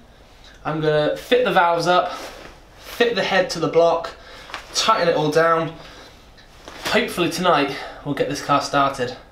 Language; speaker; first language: English; native; English